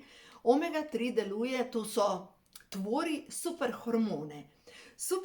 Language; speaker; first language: Slovenian; native; Slovenian